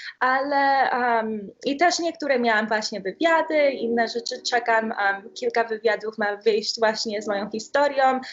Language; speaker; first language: Polish; early bilingual, heritage; Polish